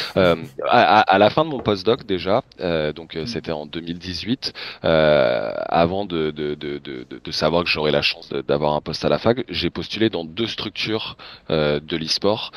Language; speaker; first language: French; native; French